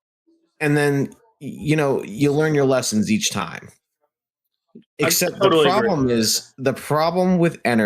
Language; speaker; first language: English; native; English